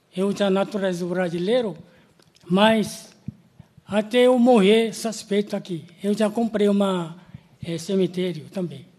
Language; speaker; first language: Portuguese; non-native, learner; Korean